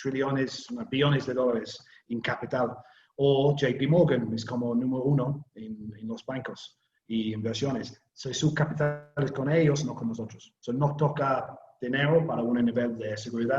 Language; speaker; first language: Spanish; non-native, learner; English